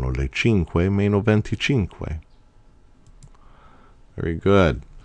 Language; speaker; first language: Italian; non-native, fluent; English